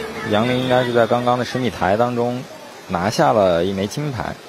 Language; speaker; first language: Chinese; native; Chinese